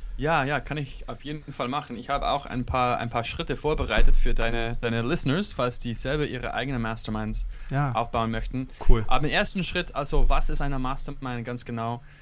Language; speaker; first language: German; non-native, fluent; English